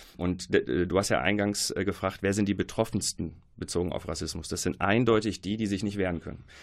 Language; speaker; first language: German; early bilingual, other home language; Arabic